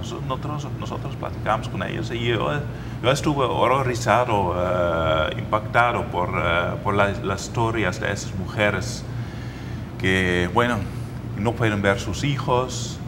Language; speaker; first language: Spanish; non-native, fluent; Dutch